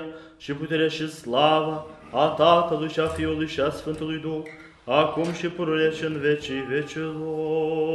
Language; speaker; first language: Romanian; native; Romanian